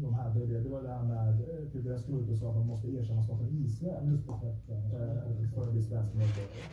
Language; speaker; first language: Swedish; native; Swedish